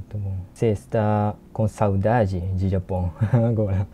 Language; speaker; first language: Portuguese; non-native, learner; Japanese